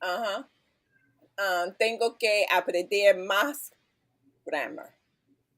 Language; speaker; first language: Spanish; non-native, learner; English